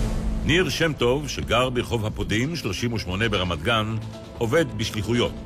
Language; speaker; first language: Hebrew; native; Hebrew